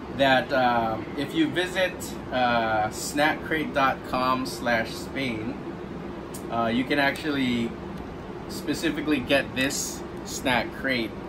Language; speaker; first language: English; native; English